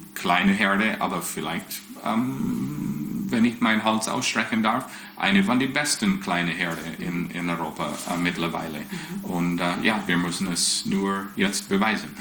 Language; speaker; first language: German; early bilingual, heritage; English